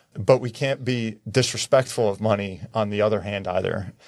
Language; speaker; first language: English; native; English